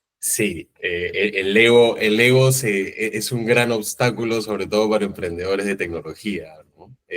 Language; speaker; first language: Spanish; native; Spanish